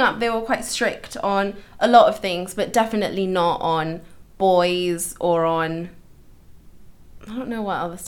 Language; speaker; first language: English; native; English